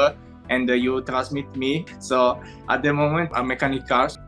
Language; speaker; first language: English; non-native, learner; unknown